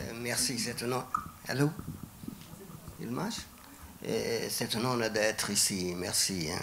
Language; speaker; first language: French; non-native, fluent; English